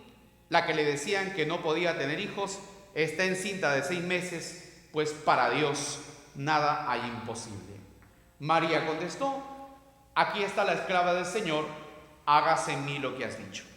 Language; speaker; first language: Spanish; native; Spanish